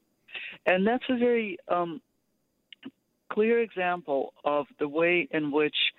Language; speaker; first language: English; non-native, fluent; Russian